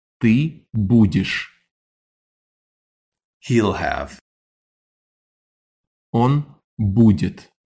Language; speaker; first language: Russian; non-native, fluent; English